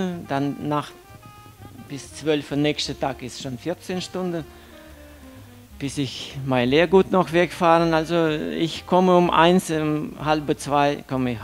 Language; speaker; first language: German; non-native, fluent; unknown